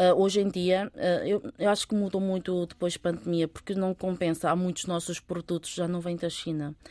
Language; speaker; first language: Portuguese; early bilingual, other home language; Chinese